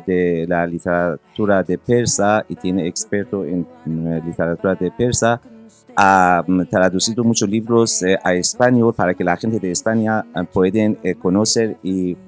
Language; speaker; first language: Spanish; non-native, learner; Persian